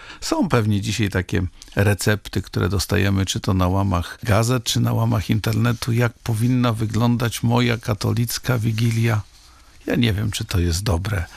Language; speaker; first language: Polish; native; Polish